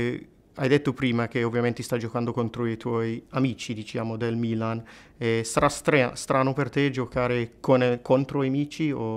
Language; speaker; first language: Italian; non-native, fluent; English